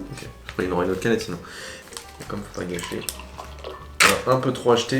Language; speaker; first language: French; native; French